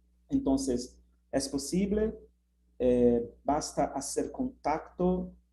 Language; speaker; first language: Spanish; non-native, fluent; Portuguese